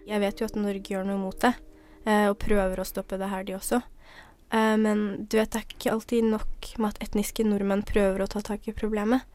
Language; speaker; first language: Norwegian; early bilingual, other home language; Somali